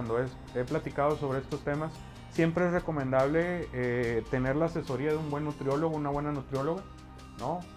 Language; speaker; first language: Spanish; native; Spanish